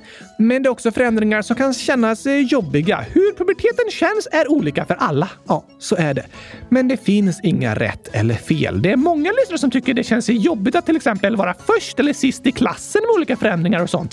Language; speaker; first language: Swedish; native; Swedish